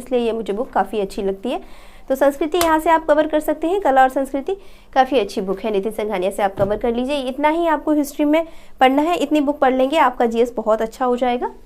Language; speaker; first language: Hindi; native; Hindi